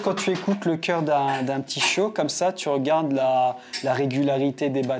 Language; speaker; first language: French; native; French